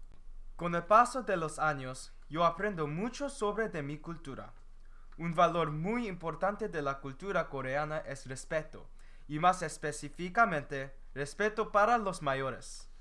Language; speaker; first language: Spanish; non-native, learner; English